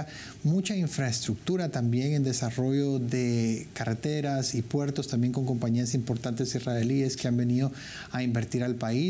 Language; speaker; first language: Spanish; native; Spanish